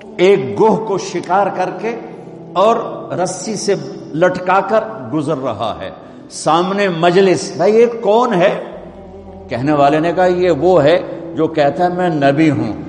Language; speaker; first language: Urdu; non-native, local second language; Punjabi